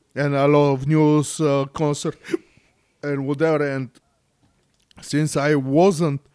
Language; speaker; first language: English; non-native, learner; Bulgarian